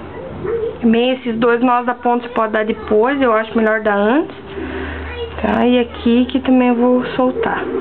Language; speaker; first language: Portuguese; native; Portuguese